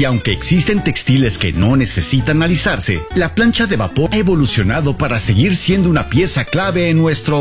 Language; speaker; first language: Spanish; native; Spanish